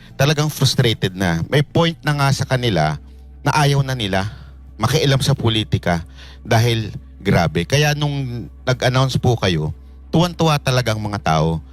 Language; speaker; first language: Filipino; native; Filipino